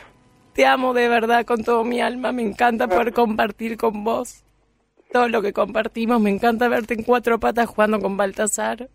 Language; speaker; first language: Spanish; native; Spanish